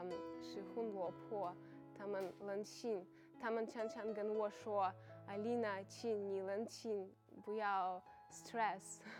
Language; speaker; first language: Chinese; non-native, fluent; Ukrainian